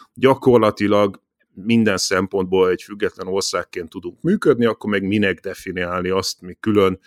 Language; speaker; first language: Hungarian; native; Hungarian